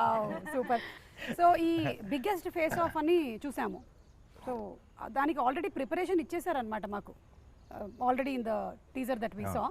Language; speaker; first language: Telugu; native; Telugu